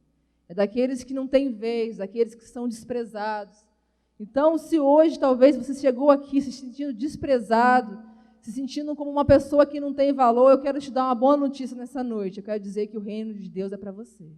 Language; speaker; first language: Portuguese; native; Portuguese